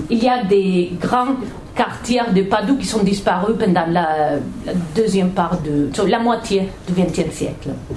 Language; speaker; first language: French; non-native, fluent; Catalan